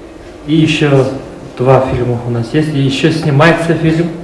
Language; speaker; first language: Russian; non-native, fluent; Mongolian